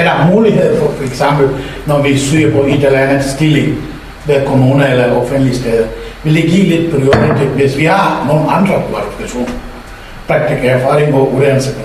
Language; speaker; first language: Danish; non-native, fluent; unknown